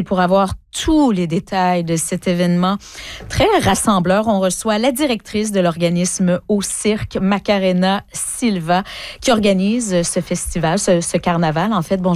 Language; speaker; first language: French; native; French